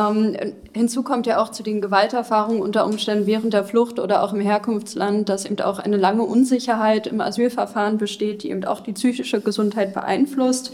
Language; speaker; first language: German; native; German